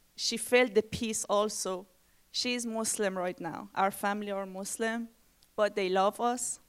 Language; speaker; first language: English; non-native, learner; Persian